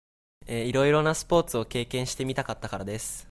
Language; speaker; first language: Japanese; native; Japanese